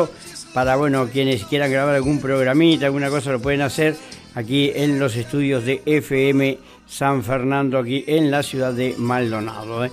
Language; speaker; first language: Spanish; native; Spanish